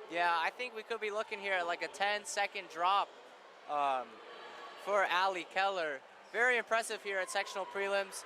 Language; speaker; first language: English; native; English